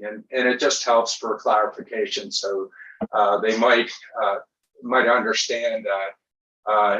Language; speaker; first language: English; native; English